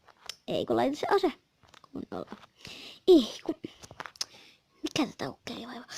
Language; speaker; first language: Finnish; native; Finnish